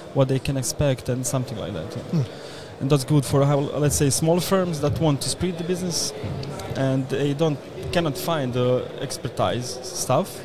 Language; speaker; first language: English; non-native, fluent; Bosnian